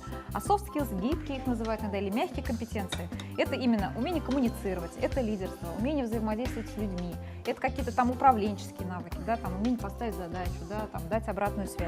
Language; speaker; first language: Russian; native; Russian